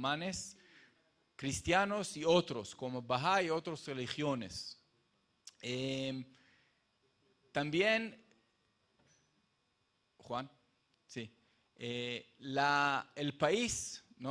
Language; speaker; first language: Spanish; non-native, fluent; Hebrew